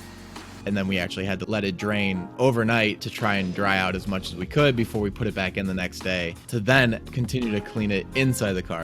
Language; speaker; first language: English; native; English